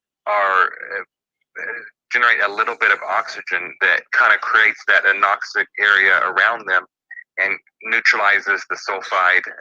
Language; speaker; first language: English; native; English